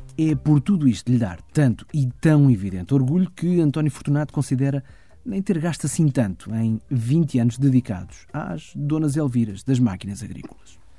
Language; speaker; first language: Portuguese; early bilingual, heritage; Portuguese